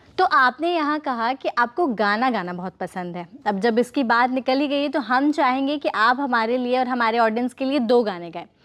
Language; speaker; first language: Hindi; native; Hindi